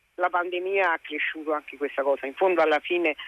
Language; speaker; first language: Italian; native; Italian